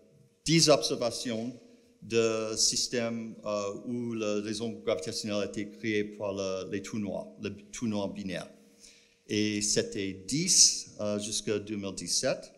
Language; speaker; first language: French; non-native, fluent; English